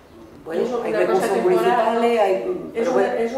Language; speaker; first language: Spanish; native; Spanish